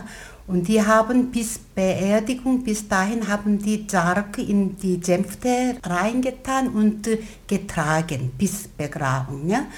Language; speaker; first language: German; non-native, learner; Korean